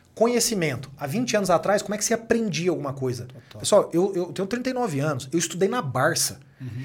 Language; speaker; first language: Portuguese; native; Portuguese